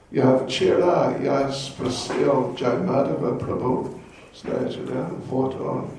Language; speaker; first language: Russian; non-native, learner; English